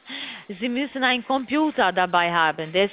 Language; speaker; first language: German; non-native, learner; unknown